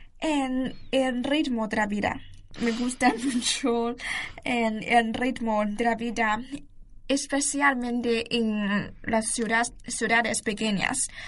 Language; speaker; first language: Spanish; non-native, learner; Chinese